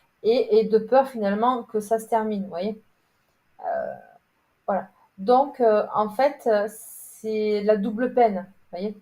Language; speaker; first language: French; native; French